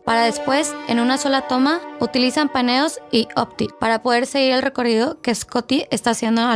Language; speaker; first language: Spanish; native; Spanish